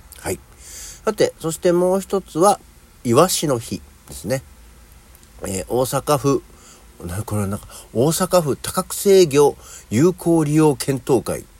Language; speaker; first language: Japanese; native; Japanese